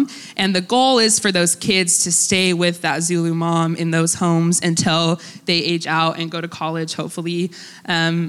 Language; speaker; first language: English; early bilingual, other home language; Russian